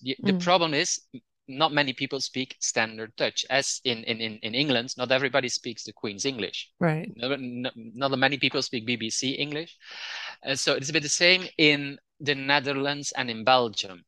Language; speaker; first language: English; non-native, fluent; Dutch